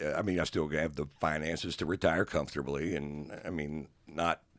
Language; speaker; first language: English; native; English